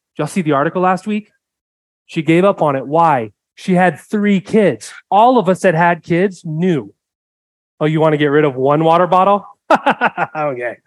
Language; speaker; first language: English; native; English